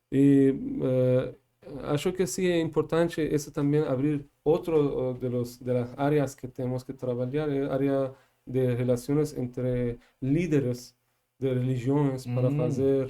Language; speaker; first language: Spanish; non-native, fluent; Persian